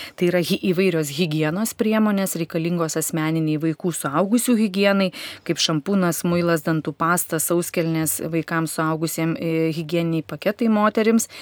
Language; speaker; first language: Lithuanian; native; Lithuanian